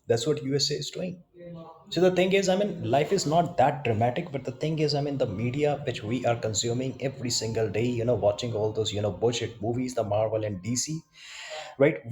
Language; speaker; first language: English; non-native, local second language; Punjabi